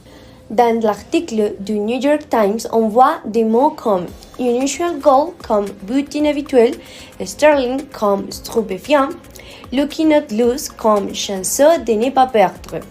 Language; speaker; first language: French; non-native, learner; Spanish